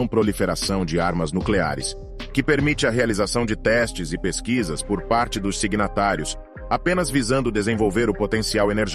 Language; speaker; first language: Portuguese; native; Portuguese